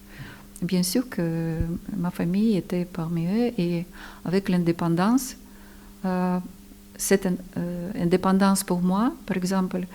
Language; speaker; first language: French; non-native, fluent; Ukrainian